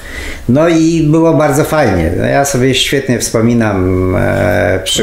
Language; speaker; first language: Polish; native; Polish